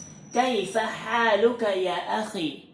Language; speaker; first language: Arabic; non-native, fluent; Urdu